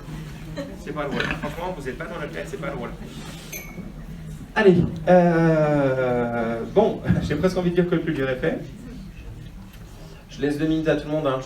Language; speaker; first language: French; native; French